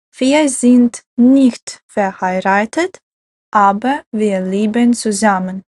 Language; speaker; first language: German; non-native, fluent; Ukrainian